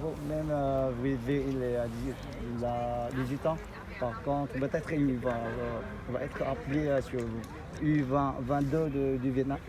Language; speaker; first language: French; non-native, learner; Vietnamese